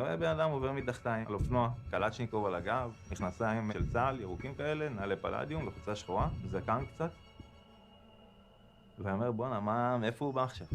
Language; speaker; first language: Hebrew; native; Hebrew